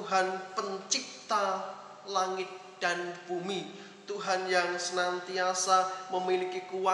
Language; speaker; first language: Indonesian; native; Indonesian